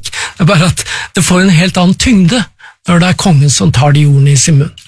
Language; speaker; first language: Norwegian; native; Norwegian